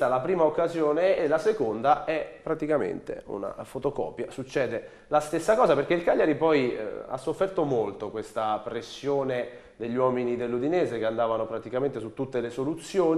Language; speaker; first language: Italian; native; Italian